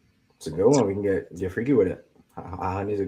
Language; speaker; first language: English; native; English